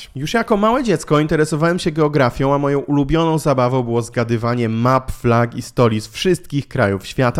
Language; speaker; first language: Polish; native; Polish